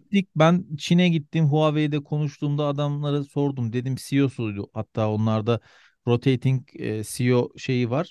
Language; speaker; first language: Turkish; native; Turkish